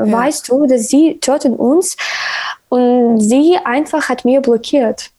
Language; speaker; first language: German; non-native, learner; Ukrainian